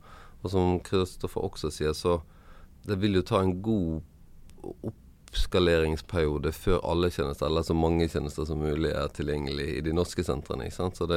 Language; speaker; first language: Norwegian; native; Norwegian